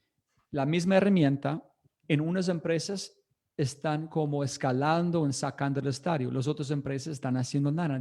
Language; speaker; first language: Spanish; non-native, fluent; English